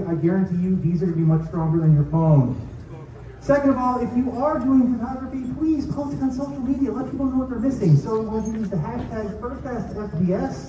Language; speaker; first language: English; native; English